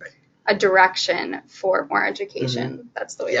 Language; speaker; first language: English; native; English